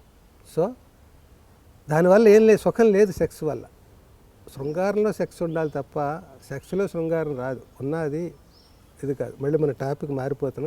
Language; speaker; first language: Telugu; native; Telugu